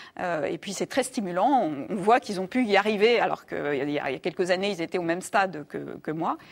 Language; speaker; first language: French; native; French